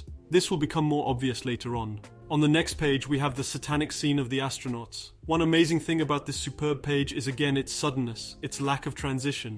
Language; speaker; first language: English; non-native, fluent; French